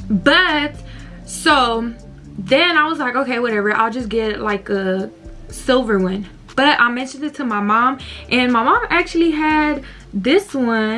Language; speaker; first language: English; native; English